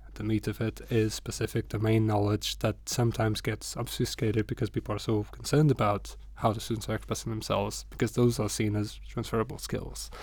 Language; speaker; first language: English; non-native, fluent; Portuguese